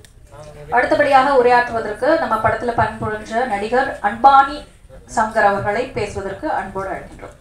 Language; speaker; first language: Tamil; native; Tamil